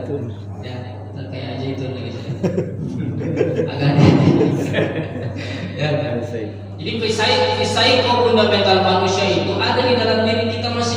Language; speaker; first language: Indonesian; native; Indonesian